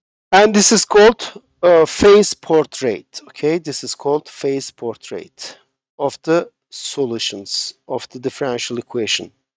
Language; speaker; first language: English; non-native, fluent; Turkish